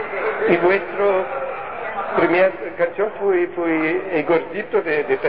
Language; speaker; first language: Spanish; non-native, learner; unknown